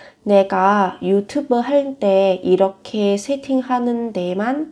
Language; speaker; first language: Korean; non-native, fluent; Vietnamese